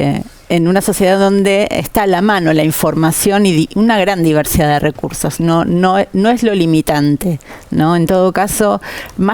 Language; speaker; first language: Spanish; native; Spanish